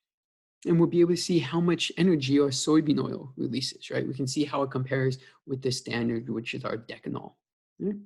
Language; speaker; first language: English; native; English